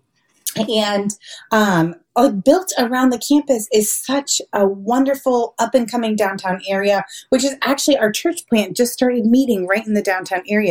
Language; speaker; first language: English; native; English